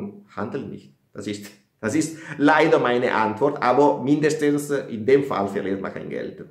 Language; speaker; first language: German; non-native, fluent; Italian